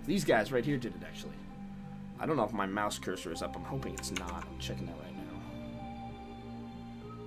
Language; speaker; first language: English; native; English